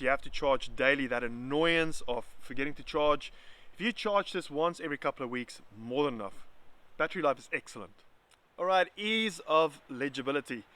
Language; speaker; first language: English; native; English